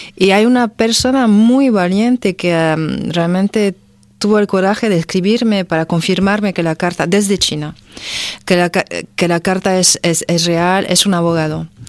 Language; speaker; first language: Spanish; non-native, fluent; French